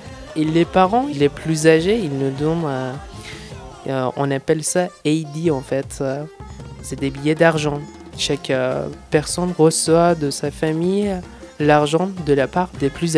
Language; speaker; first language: French; non-native, fluent; Persian